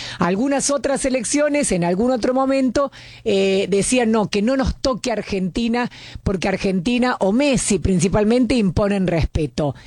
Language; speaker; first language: Spanish; native; Spanish